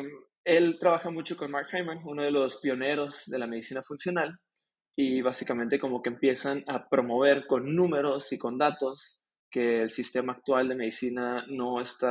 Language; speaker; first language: Spanish; native; Spanish